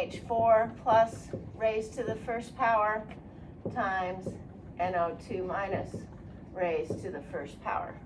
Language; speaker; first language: English; native; English